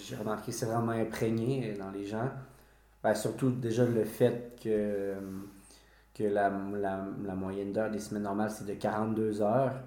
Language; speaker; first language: French; native; French